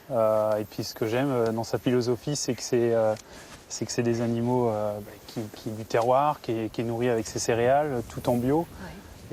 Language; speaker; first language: French; native; French